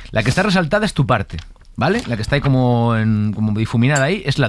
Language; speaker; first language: Spanish; native; Spanish